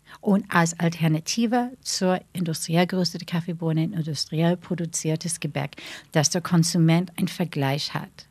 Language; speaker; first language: German; non-native, fluent; English